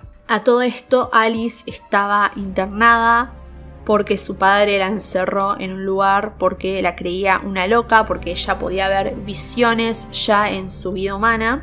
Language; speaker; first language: Spanish; native; Spanish